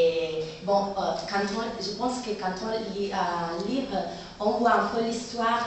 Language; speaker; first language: French; non-native, learner; Italian